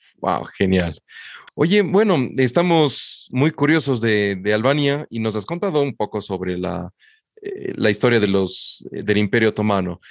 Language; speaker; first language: Spanish; native; Spanish